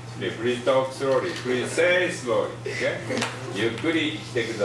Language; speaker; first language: English; non-native, fluent; Japanese